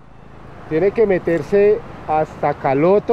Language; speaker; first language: Spanish; native; Spanish